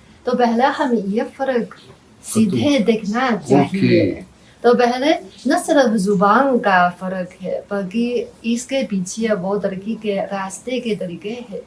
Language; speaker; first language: Hindi; non-native, fluent; Chinese